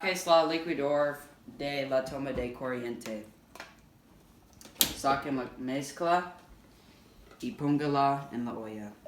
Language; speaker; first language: Spanish; non-native, learner; English